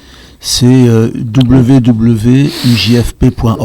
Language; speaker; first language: French; native; French